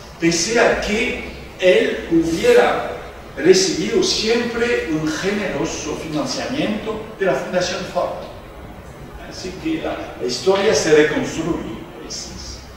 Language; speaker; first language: Spanish; non-native, fluent; French